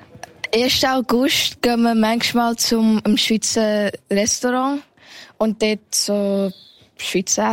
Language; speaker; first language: German; early bilingual, heritage; German